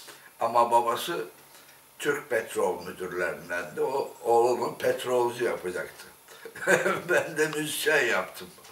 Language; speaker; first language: Turkish; native; Turkish